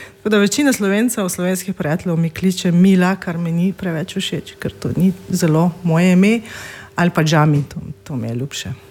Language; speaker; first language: Slovenian; non-native, fluent; Russian